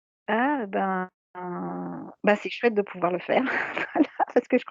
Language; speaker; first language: French; native; French